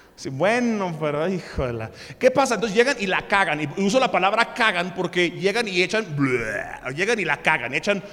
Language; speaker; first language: Spanish; early bilingual, other home language; English